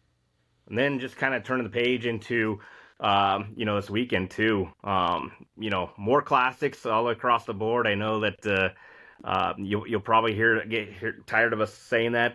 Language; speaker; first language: English; native; English